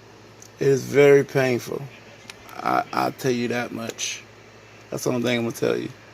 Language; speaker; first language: English; native; English